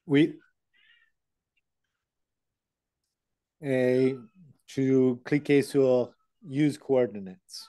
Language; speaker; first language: French; non-native, learner; English